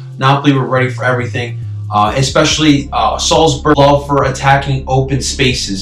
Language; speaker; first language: English; native; English